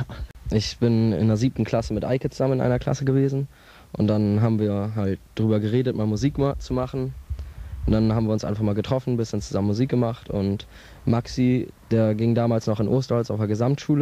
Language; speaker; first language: German; native; German